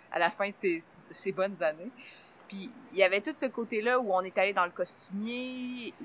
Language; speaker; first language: French; native; French